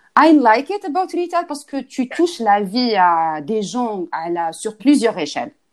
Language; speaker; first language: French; non-native, local second language; Arabic